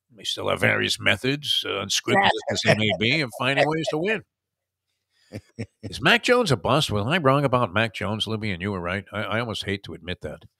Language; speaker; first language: English; native; English